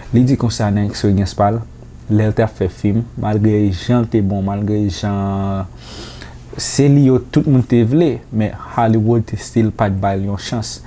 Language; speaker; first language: Haitian Creole; native; Haitian Creole